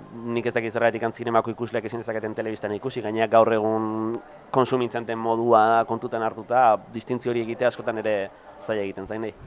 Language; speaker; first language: Basque; native; Basque